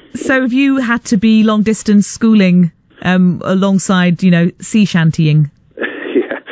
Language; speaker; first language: English; native; English